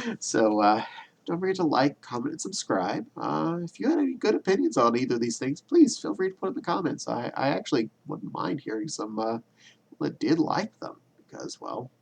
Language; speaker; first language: English; native; English